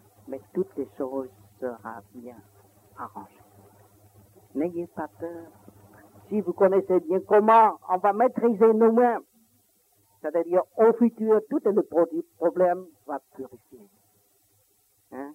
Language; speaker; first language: French; non-native, learner; Vietnamese